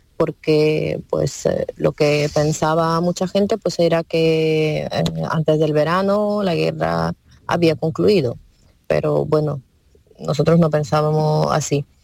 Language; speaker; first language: Spanish; non-native, fluent; Ukrainian